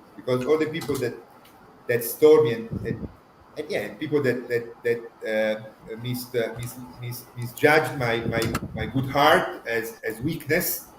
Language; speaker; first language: English; non-native, fluent; Italian